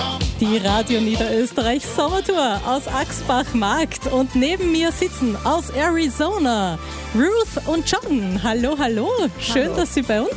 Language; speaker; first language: German; native; German